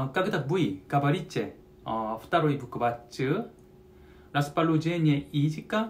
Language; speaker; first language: Russian; non-native, learner; Korean